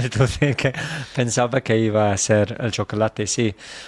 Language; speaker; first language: Spanish; non-native, fluent; English